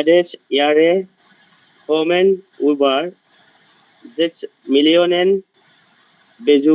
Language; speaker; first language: German; non-native, learner; Bangla